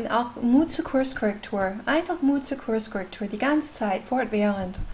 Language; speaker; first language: German; non-native, fluent; English